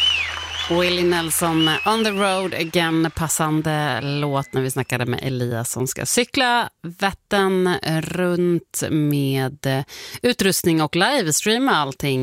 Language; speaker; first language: Swedish; native; Swedish